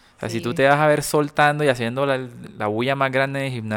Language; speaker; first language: Spanish; native; Spanish